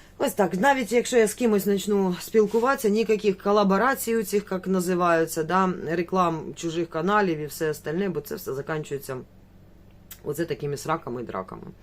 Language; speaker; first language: Ukrainian; native; Ukrainian